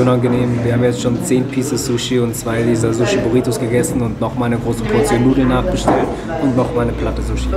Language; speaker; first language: German; native; German